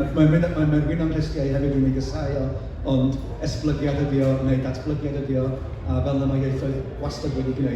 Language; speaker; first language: Welsh; native; Welsh